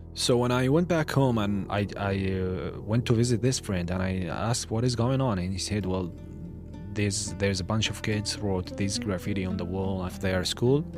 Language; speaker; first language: English; non-native, fluent; Arabic